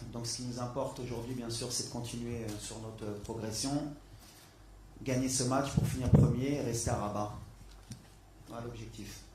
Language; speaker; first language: French; native; French